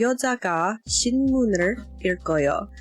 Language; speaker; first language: Korean; non-native, learner; English